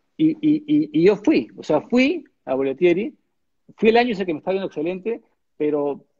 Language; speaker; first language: Spanish; native; Spanish